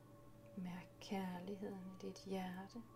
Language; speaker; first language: Danish; native; Danish